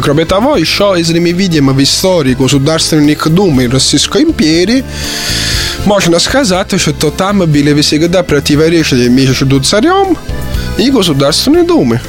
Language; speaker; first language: Russian; non-native, fluent; Italian